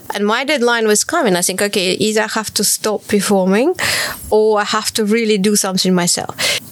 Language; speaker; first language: English; non-native, fluent; Ukrainian